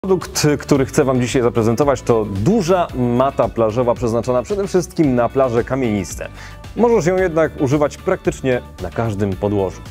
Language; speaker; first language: Polish; native; Polish